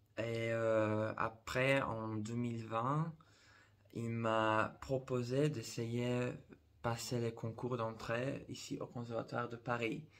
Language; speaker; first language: French; non-native, fluent; Croatian